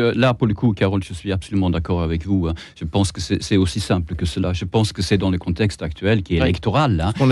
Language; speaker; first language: French; non-native, fluent; Swedish